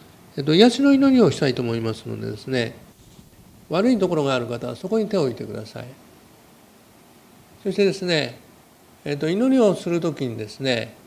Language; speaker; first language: Japanese; native; Japanese